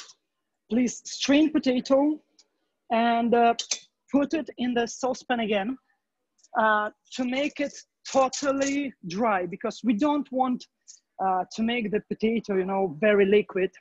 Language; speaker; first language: English; non-native, learner; Ukrainian